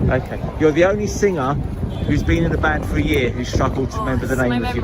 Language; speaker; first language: English; native; English